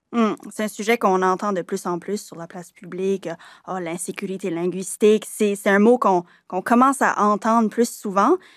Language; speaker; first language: French; native; French